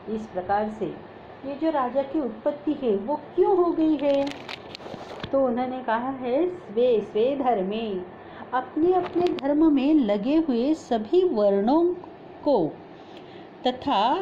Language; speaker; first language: Hindi; non-native, local second language; Marathi